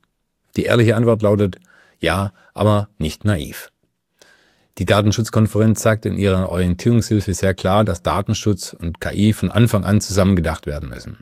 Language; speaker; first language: German; native; German